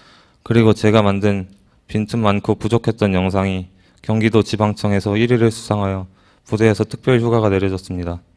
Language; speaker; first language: Korean; native; Korean